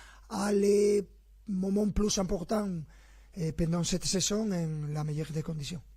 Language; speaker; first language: French; non-native, fluent; Spanish